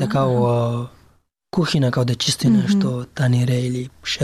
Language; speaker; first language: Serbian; non-native, learner; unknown